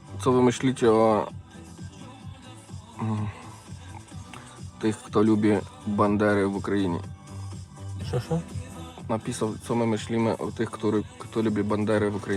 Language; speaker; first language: Polish; non-native, learner; Ukrainian